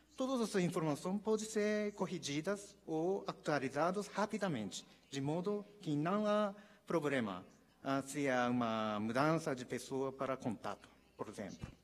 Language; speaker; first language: Portuguese; non-native, learner; Japanese